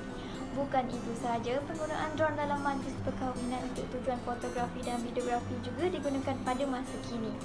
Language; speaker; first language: Malay; native; Malay